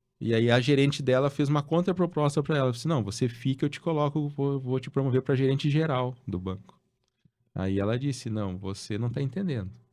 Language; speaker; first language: Portuguese; native; Portuguese